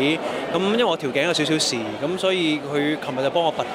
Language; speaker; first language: Cantonese; native; Cantonese